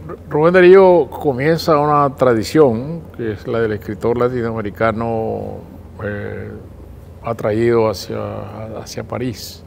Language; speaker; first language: Spanish; native; Spanish